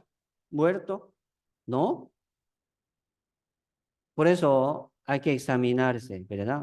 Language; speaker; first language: Spanish; non-native, fluent; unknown